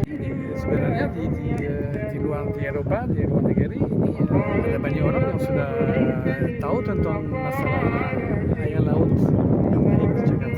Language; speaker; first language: Indonesian; non-native, fluent; French